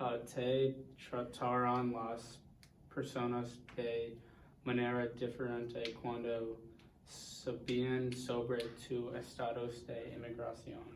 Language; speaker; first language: Spanish; non-native, learner; English